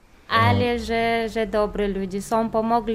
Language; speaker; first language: Polish; non-native, learner; Chechen